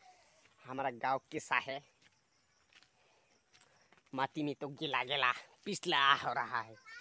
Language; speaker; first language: Hindi; non-native, local second language; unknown